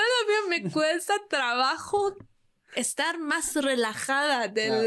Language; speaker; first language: Spanish; non-native, fluent; Persian